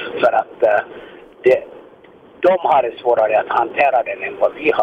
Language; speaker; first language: Swedish; non-native, fluent; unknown